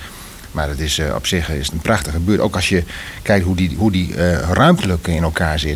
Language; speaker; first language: Dutch; native; Dutch